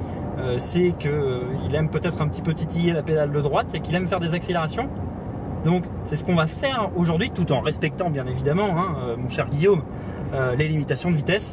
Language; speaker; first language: French; native; French